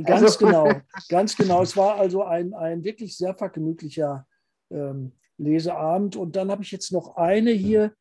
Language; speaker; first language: German; native; German